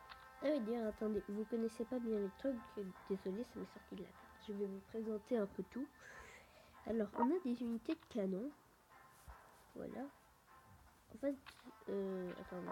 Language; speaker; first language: French; native; French